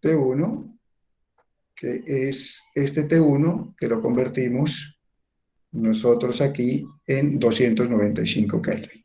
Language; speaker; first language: Spanish; native; Spanish